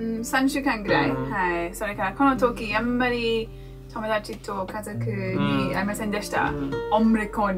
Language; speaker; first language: Japanese; non-native, learner; English